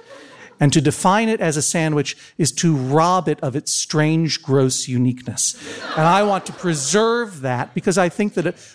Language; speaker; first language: English; native; English